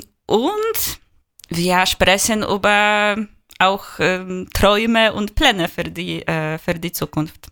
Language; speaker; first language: German; non-native, fluent; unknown